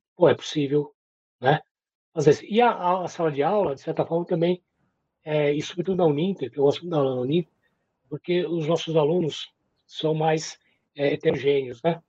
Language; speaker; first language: Portuguese; native; Portuguese